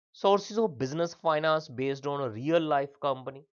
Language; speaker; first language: English; non-native, local second language; Punjabi